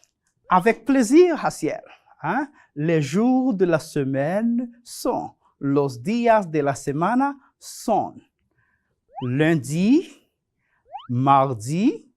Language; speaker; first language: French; non-native, fluent; Spanish